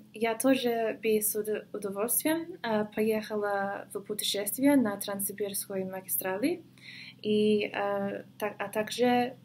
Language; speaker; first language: Russian; non-native, fluent; English